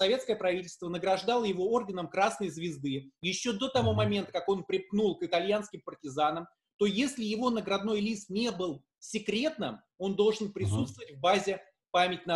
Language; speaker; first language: Russian; native; Russian